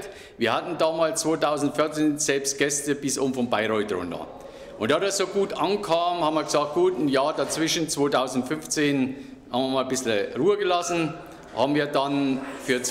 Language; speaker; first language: German; native; German